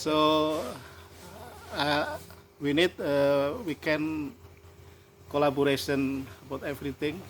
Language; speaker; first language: English; non-native, learner; Indonesian